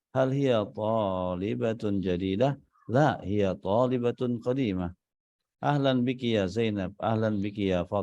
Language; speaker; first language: Arabic; non-native, fluent; Indonesian